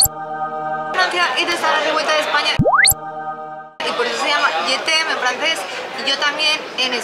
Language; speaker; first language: Spanish; native; Spanish